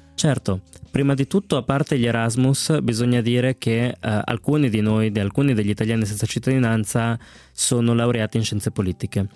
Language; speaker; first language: Italian; early bilingual, other home language; Spanish